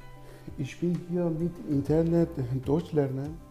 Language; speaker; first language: German; non-native, learner; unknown